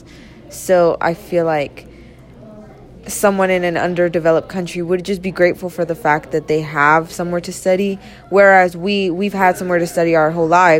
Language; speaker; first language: English; native; English